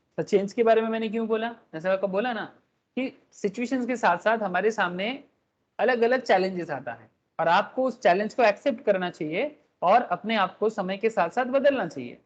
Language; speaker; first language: Hindi; non-native, local second language; Bangla